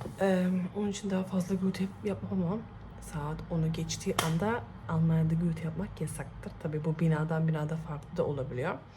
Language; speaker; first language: Turkish; early bilingual, heritage; Turkish